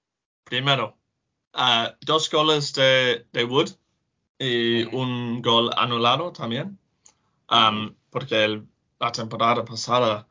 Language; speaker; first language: Spanish; non-native, learner; English